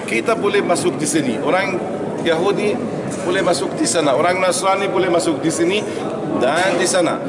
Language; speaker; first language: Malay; non-native, learner; Arabic